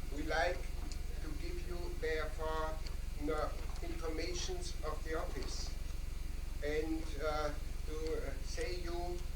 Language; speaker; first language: English; non-native, fluent; German